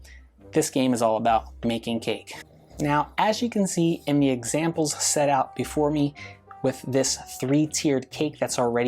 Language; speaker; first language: English; native; English